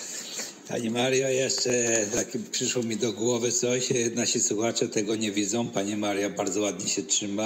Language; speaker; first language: Polish; native; Polish